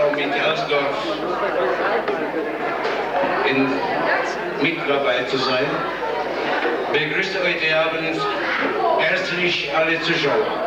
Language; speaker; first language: German; non-native, fluent; Italian